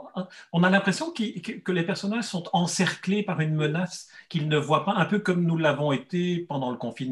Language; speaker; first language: French; native; French